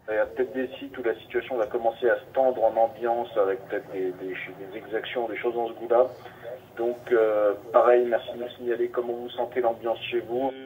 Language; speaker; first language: French; native; French